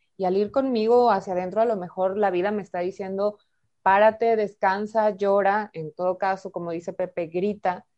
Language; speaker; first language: Spanish; native; Spanish